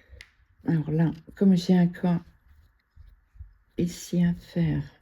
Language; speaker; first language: French; native; French